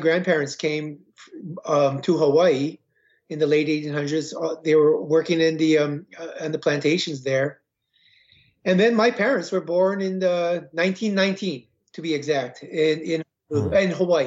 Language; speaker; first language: English; native; English